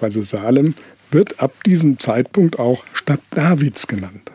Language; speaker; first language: German; native; German